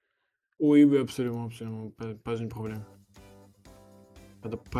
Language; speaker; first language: French; non-native, learner; Russian